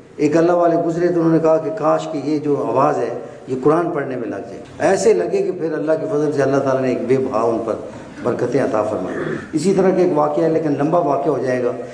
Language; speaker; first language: Urdu; non-native, local second language; Punjabi